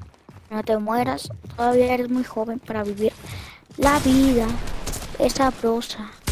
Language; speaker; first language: Spanish; native; Spanish